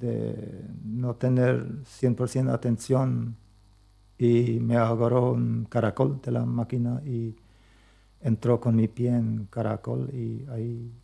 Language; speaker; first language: Spanish; non-native, local second language; Plautdietsch